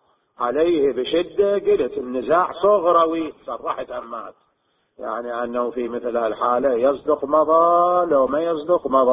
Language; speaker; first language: Arabic; native; Arabic